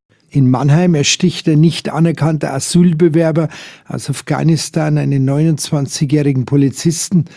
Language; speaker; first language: German; native; German